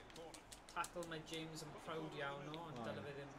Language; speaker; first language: Welsh; native; Welsh